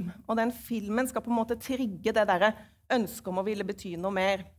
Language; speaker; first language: Norwegian; native; Norwegian